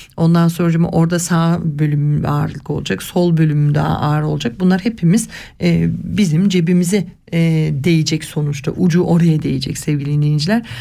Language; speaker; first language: Turkish; early bilingual, heritage; Turkish